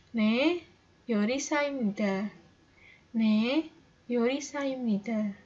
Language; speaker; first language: Korean; non-native, learner; Indonesian